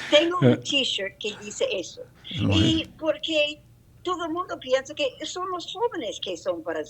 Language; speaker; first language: Spanish; non-native, learner; English